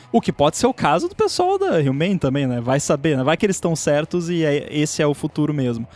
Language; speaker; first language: Portuguese; native; Portuguese